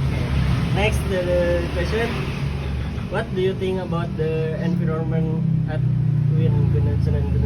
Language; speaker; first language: English; non-native, learner; Indonesian